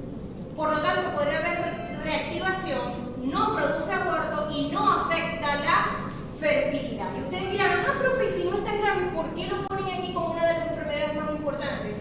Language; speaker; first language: Spanish; native; Spanish